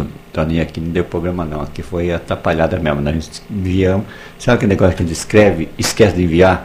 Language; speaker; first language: Portuguese; native; Portuguese